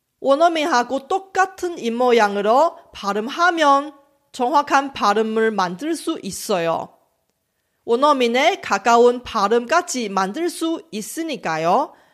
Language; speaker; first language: Korean; non-native, local second language; Chinese